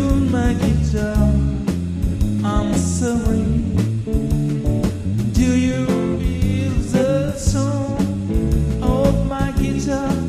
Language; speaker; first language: English; non-native, learner; French